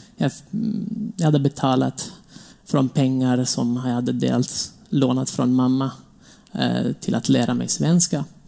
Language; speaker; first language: Swedish; non-native, fluent; Kurdish